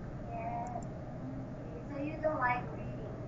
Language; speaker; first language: English; non-native, local second language; Filipino